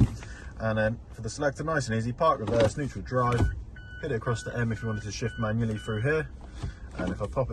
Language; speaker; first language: English; native; English